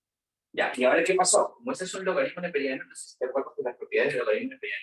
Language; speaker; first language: Spanish; native; Spanish